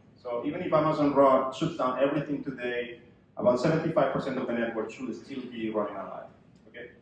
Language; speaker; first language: English; non-native, fluent; Spanish